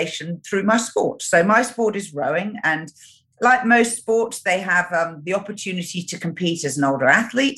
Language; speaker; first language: English; native; English